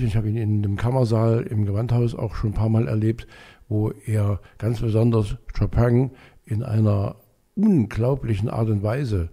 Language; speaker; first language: German; native; German